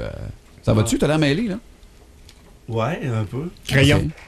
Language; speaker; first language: French; native; French